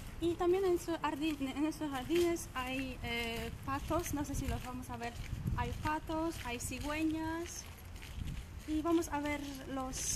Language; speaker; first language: Spanish; non-native, fluent; Polish